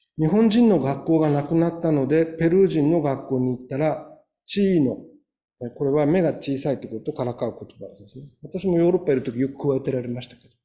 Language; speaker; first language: Japanese; native; Japanese